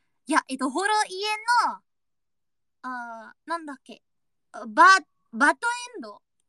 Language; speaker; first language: Japanese; non-native, learner; Indonesian